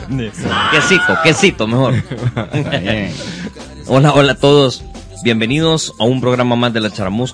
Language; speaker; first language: Spanish; native; Spanish